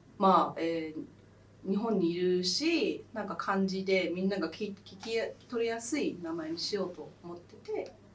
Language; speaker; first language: Japanese; early bilingual, other home language; Khmer